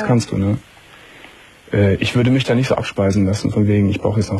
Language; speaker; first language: German; native; German